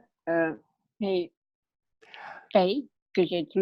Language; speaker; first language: French; non-native, learner; English